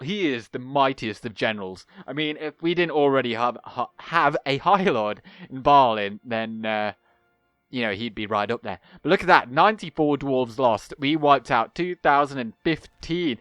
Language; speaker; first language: English; native; English